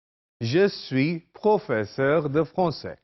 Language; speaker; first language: French; non-native, fluent; Urdu